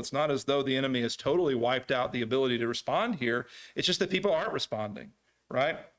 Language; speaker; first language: English; native; English